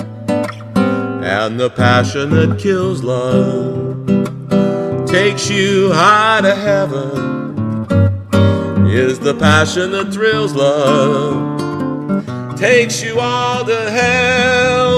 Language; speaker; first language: English; native; English